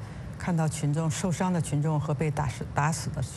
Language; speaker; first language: Chinese; native; Chinese